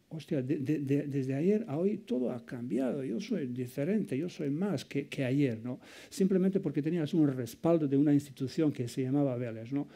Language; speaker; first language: Spanish; non-native, fluent; Bosnian